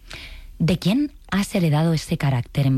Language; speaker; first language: Spanish; native; Spanish